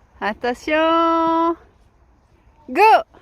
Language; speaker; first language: Korean; non-native, fluent; French